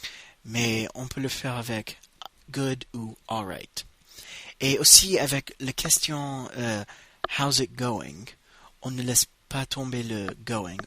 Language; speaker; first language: French; non-native, fluent; English